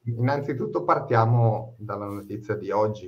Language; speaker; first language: Italian; native; Italian